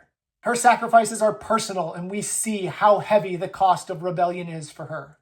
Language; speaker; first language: English; native; English